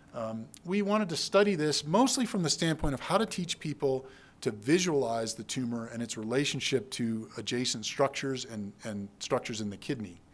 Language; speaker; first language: English; native; English